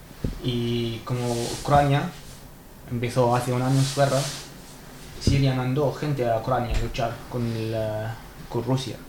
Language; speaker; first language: Spanish; non-native, learner; Arabic